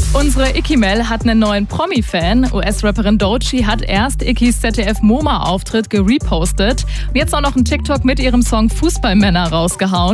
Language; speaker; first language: German; native; German